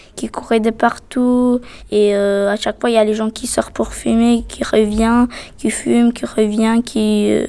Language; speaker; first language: French; non-native, fluent; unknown